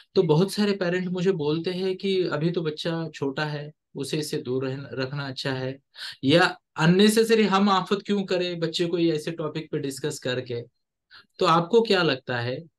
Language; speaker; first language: Hindi; non-native, local second language; Marathi